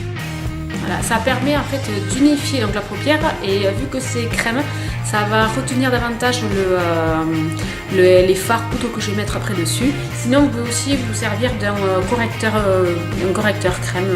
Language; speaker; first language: French; native; French